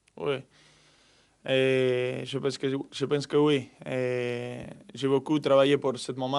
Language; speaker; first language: French; non-native, fluent; Spanish